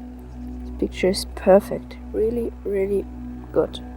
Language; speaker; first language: English; non-native, learner; German